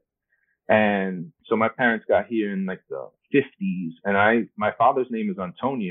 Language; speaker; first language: English; early bilingual, other home language; Spanish